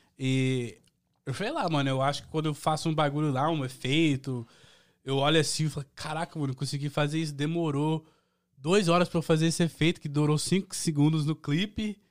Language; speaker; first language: Portuguese; early bilingual, heritage; Portuguese